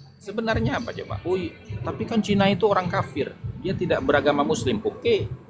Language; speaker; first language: Indonesian; non-native, local second language; Madurese